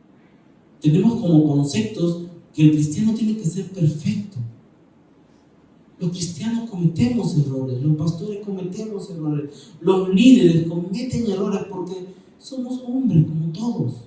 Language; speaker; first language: Spanish; native; Spanish